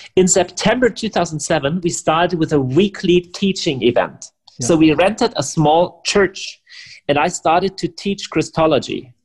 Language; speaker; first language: English; non-native, fluent; German